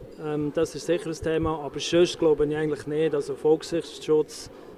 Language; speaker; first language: German; native; German